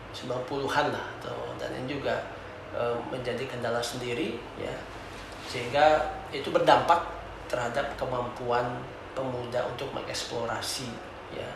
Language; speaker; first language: Indonesian; native; Indonesian